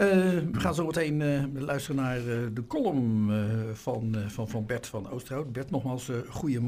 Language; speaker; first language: Dutch; native; Dutch